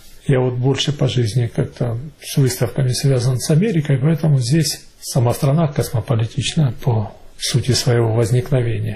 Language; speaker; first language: Russian; native; Russian